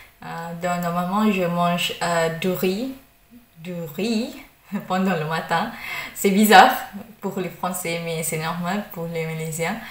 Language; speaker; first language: French; non-native, learner; Malay